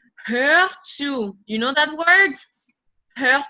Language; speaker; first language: German; non-native, fluent; French